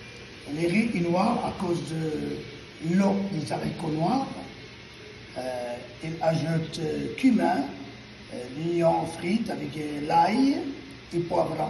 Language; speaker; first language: French; non-native, local second language; Arabic